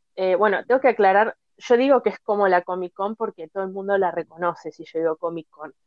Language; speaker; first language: Spanish; native; Spanish